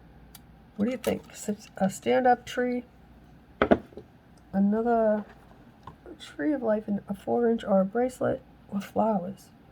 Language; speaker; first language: English; native; English